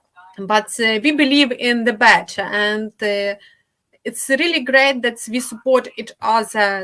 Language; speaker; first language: English; non-native, fluent; Ukrainian